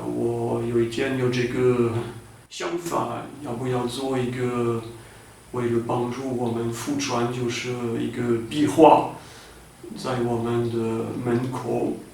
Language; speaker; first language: Chinese; non-native, fluent; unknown